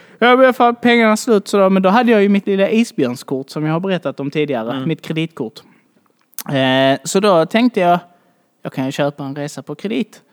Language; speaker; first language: Swedish; native; Swedish